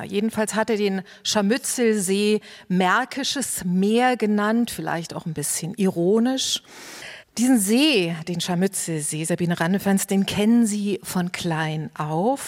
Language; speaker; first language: German; native; German